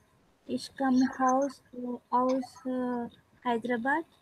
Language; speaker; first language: German; non-native, learner; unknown